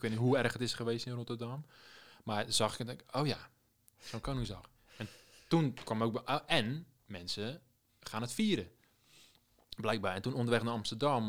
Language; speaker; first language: Dutch; native; Dutch